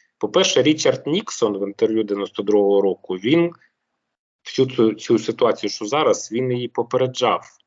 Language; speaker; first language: Ukrainian; native; Ukrainian